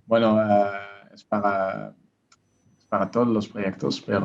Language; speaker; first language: Spanish; non-native, learner; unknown